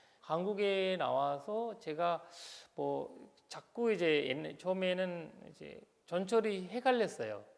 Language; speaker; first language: Korean; non-native, fluent; Sinhala